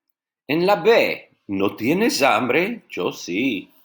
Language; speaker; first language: Spanish; non-native, fluent; English